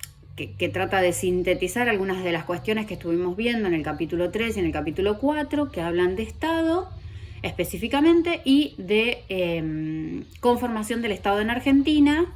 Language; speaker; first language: Spanish; native; Spanish